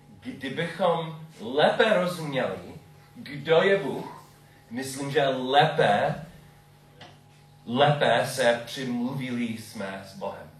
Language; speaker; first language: Czech; non-native, fluent; English